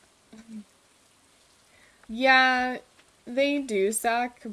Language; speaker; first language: English; native; English